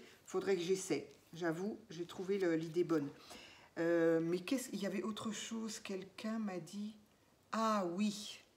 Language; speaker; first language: French; native; French